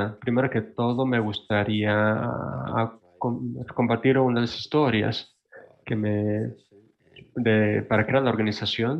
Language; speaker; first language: Spanish; non-native, fluent; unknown